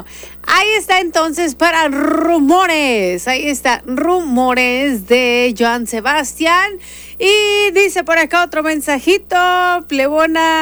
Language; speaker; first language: Spanish; native; Spanish